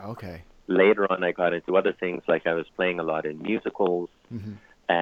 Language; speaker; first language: English; native; English